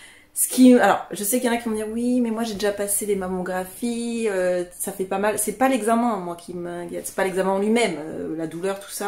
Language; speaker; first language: French; native; French